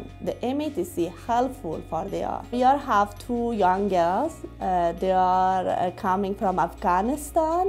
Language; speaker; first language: English; non-native, learner; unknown